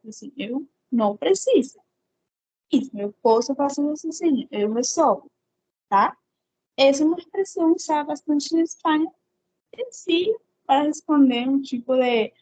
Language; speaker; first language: Portuguese; non-native, fluent; Spanish